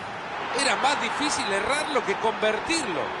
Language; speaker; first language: Spanish; native; Spanish